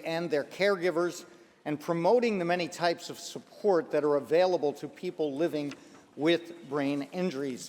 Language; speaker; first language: English; native; English